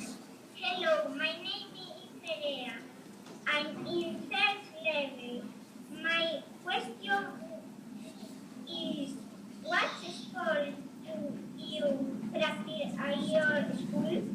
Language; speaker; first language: English; non-native, learner; Spanish